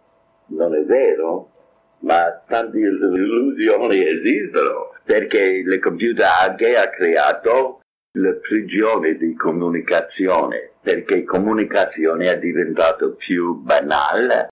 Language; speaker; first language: Italian; non-native, fluent; English